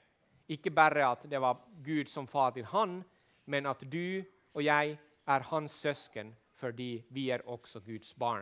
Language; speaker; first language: Swedish; non-native, local second language; Finnish